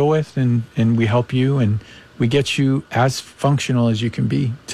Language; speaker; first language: English; non-native, local second language; Persian